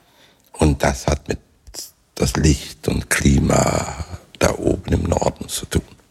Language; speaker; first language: German; non-native, fluent; Swedish